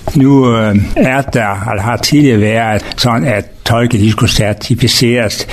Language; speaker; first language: Danish; native; Danish